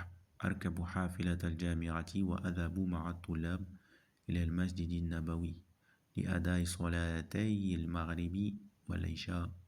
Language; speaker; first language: Arabic; non-native, fluent; French